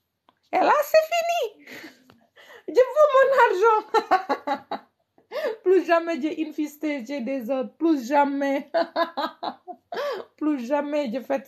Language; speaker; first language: French; non-native, learner; Indonesian